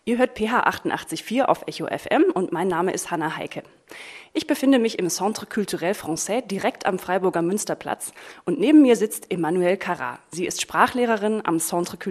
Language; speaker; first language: German; native; German